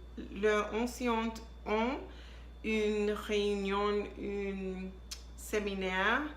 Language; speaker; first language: French; non-native, learner; English